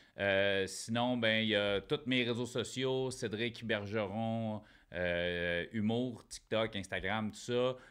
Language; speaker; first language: French; native; French